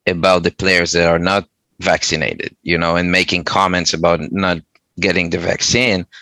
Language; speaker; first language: English; non-native, fluent; Hebrew